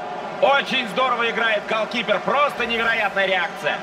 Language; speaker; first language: Russian; native; Russian